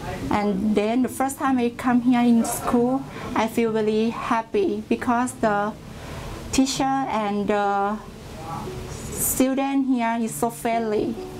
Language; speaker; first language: English; non-native, learner; Thai